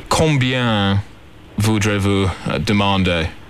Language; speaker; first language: French; non-native, learner; English